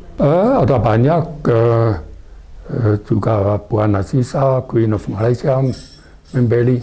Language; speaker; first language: Indonesian; non-native, learner; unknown